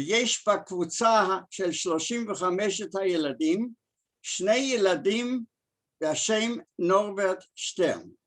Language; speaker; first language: Hebrew; early bilingual, other home language; German